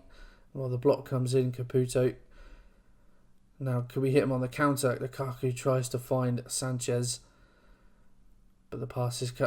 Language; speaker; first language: English; native; English